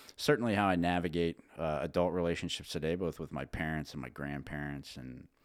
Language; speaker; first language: English; native; English